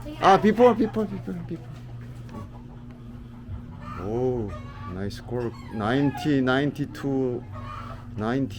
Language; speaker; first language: English; non-native, learner; Korean